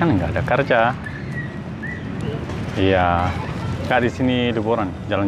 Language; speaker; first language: Indonesian; non-native, learner; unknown